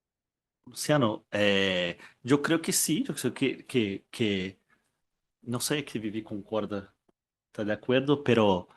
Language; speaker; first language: Spanish; non-native, learner; Portuguese